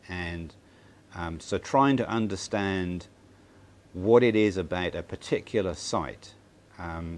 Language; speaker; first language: English; native; English